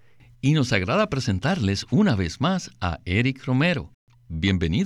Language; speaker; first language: Spanish; native; Spanish